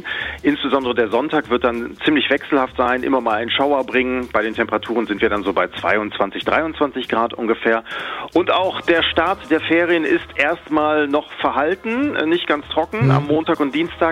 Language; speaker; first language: German; native; German